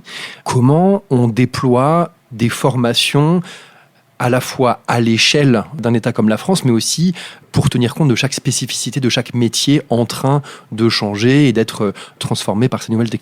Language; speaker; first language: French; native; French